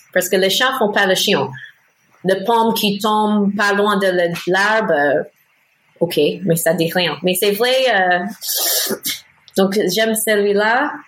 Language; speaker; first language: French; non-native, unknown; English